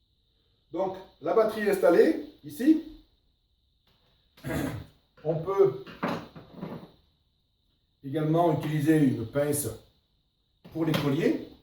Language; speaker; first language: French; native; French